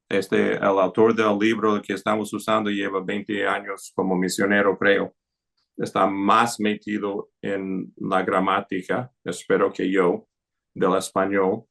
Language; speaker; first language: Spanish; non-native, fluent; English